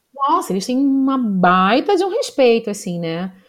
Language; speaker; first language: Portuguese; native; Portuguese